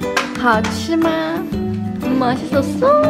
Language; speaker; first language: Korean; non-native, fluent; Chinese